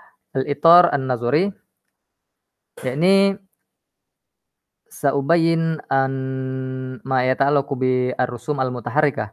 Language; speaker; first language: Arabic; non-native, learner; Indonesian